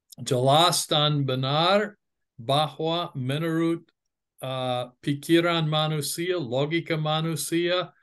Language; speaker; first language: Indonesian; non-native, fluent; English